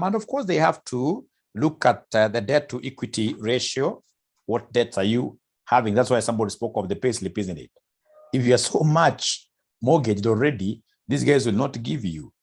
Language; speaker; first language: English; non-native, local second language; Swahili